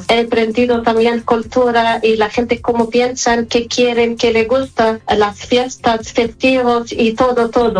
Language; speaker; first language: Spanish; non-native, fluent; Arabic